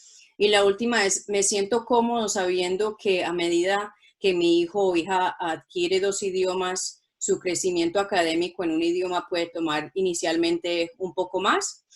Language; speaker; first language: Spanish; non-native, local second language; English